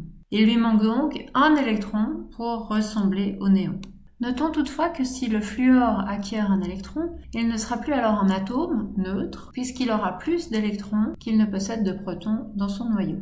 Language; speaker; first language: French; native; French